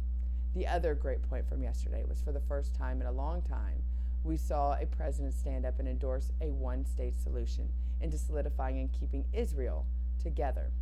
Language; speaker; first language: English; native; English